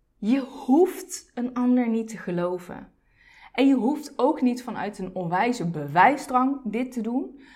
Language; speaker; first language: Dutch; early bilingual, other home language; Turkish